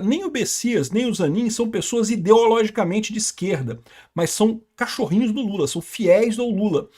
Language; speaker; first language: Portuguese; native; Portuguese